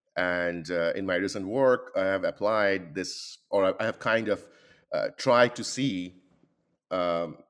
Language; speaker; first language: English; non-native, local second language; Bangla